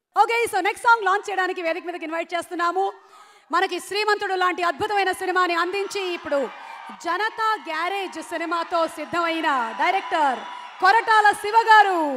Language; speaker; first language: Telugu; native; Telugu